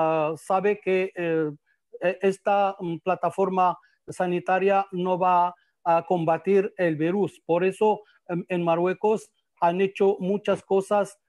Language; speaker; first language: Spanish; non-native, fluent; Arabic